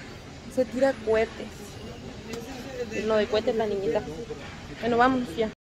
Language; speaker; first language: Spanish; native; Spanish